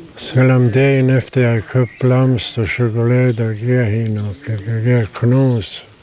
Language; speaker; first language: Danish; non-native, learner; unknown